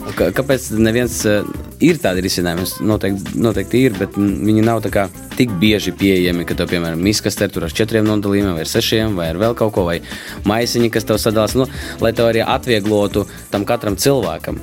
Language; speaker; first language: Latvian; non-native, local second language; Russian